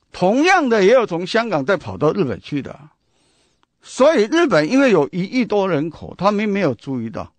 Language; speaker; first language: Chinese; non-native, local second language; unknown